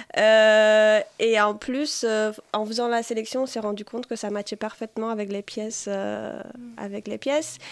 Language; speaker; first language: French; non-native, fluent; Polish